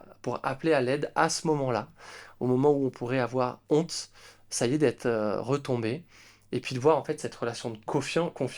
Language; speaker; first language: French; native; French